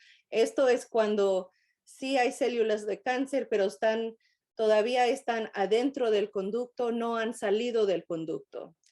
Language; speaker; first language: Spanish; early bilingual, heritage; Spanish